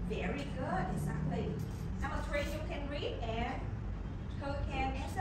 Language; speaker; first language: English; non-native, learner; Vietnamese